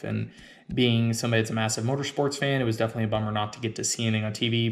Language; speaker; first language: English; native; English